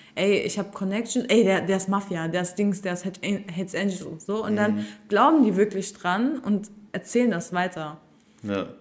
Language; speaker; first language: German; early bilingual, other home language; Turkish